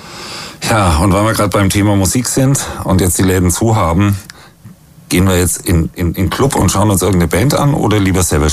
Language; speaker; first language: German; native; German